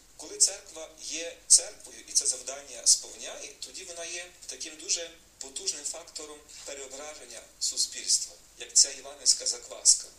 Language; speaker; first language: Ukrainian; native; Ukrainian